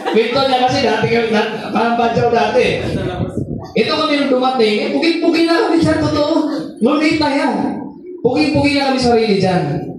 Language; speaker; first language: Filipino; non-native, local second language; Masbatenyo